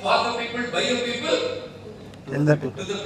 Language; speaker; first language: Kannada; non-native, local second language; Telugu